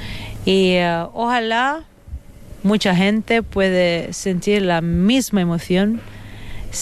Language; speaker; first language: Spanish; non-native, fluent; Italian